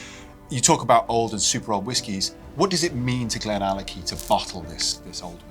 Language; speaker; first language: English; native; English